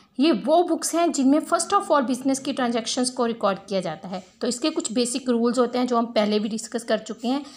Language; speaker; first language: Hindi; non-native, local second language; Punjabi